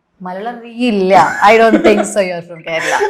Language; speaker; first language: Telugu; non-native, learner; Malayalam